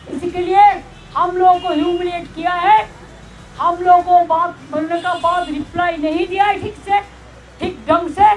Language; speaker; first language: Hindi; non-native, local second language; Bangla